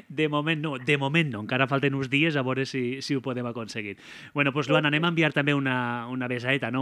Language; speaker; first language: Catalan; native; Catalan